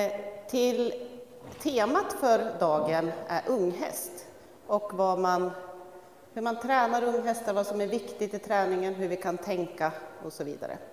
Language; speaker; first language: Swedish; native; Swedish